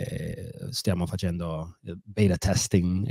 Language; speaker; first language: Italian; non-native, fluent; English